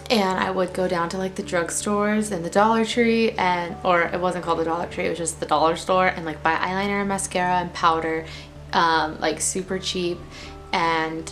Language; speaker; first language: English; native; English